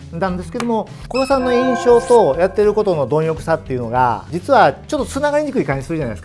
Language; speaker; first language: Japanese; native; Japanese